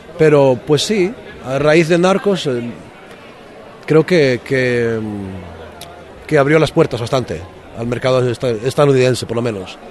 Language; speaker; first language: Spanish; early bilingual, heritage; Spanish